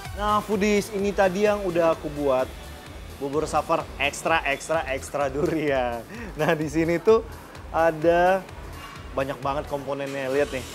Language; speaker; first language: Indonesian; native; Indonesian